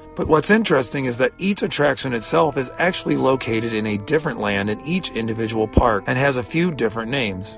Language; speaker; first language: English; native; English